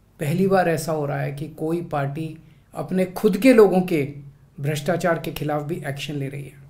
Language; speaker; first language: Hindi; native; Hindi